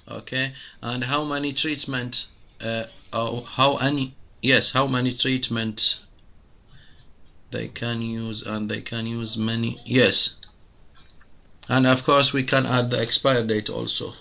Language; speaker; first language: English; non-native, fluent; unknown